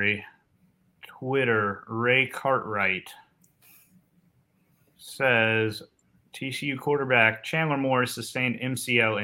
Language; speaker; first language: English; native; English